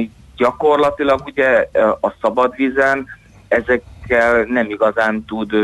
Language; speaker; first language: Hungarian; native; Hungarian